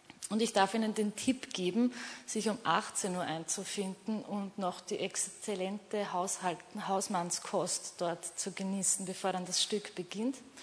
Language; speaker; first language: German; native; German